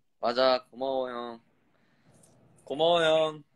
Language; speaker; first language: Korean; early bilingual, heritage; Korean